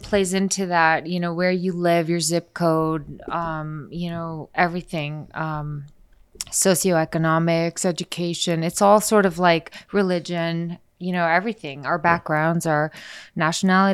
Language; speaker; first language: English; early bilingual, other home language; Icelandic